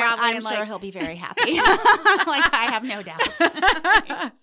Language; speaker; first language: English; native; English